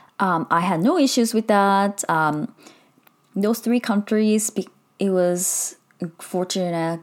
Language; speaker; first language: English; native; English